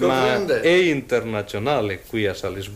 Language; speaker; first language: Italian; non-native, fluent; Spanish